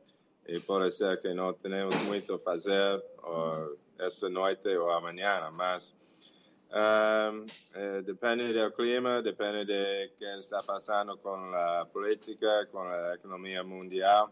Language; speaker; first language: Portuguese; non-native, learner; English